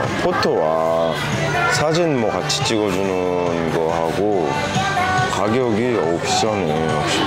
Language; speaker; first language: Korean; native; Korean